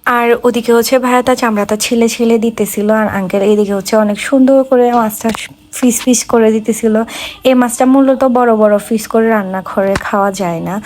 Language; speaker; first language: Bangla; non-native, local second language; Chakma